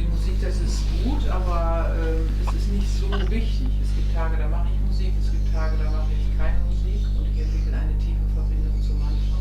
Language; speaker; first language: German; native; German